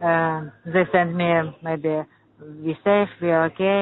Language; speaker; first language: English; non-native, learner; Ukrainian